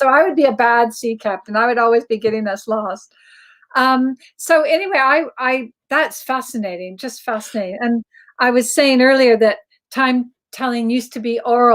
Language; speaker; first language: English; native; English